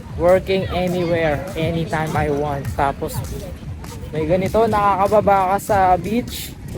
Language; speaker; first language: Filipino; non-native, local second language; Hiligaynon